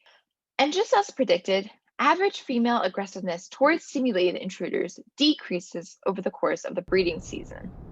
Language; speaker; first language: English; native; English